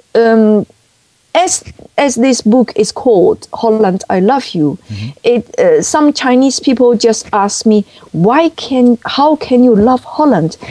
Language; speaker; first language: English; non-native, fluent; Chinese